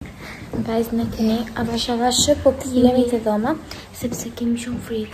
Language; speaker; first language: Albanian; early bilingual, heritage; Albanian